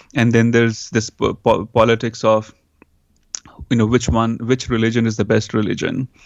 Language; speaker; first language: English; non-native, local second language; Hindi